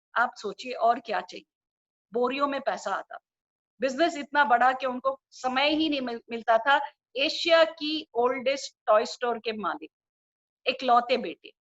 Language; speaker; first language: Hindi; non-native, local second language; Urdu